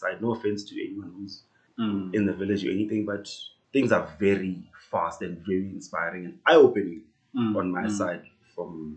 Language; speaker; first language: English; non-native, local second language; Northern Sotho